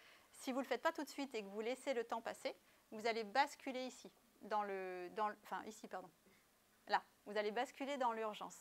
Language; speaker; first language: French; native; French